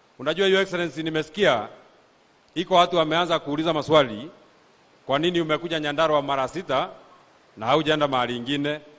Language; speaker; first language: Swahili; non-native, local second language; Kikuyu